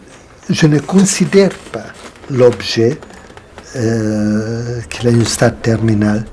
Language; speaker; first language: French; non-native, fluent; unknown